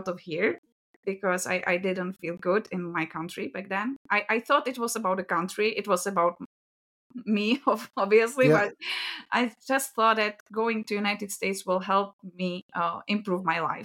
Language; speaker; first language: English; non-native, fluent; Czech